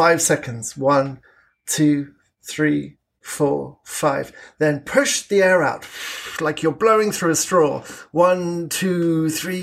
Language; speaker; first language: English; native; English